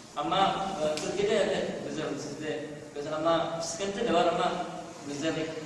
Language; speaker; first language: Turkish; non-native, learner; Indonesian